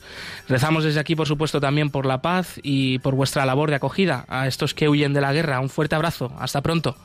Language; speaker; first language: Spanish; native; Spanish